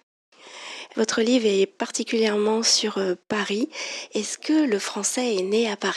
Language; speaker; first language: French; native; French